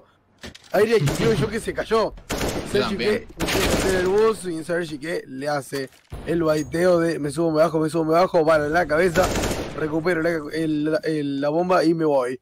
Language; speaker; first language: Spanish; native; Spanish